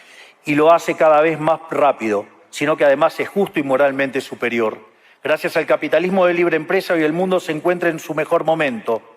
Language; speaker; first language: Spanish; native; Spanish